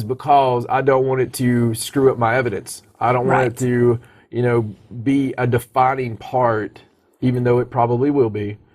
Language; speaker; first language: English; native; English